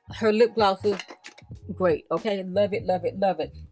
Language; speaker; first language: English; native; English